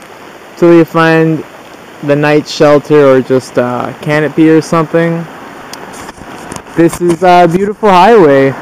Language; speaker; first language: English; native; English